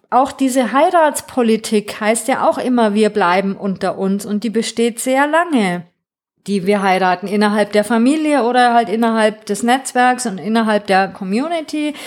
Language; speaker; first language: German; non-native, fluent; Greek